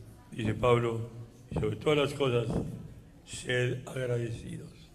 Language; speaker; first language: Spanish; native; Spanish